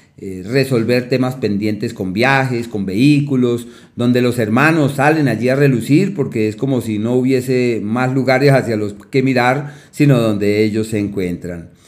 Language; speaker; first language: Spanish; native; Spanish